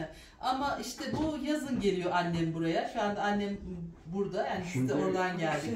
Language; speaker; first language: Turkish; native; Turkish